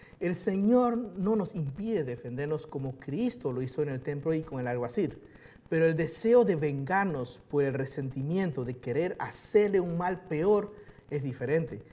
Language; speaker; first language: Spanish; early bilingual, other home language; Chinese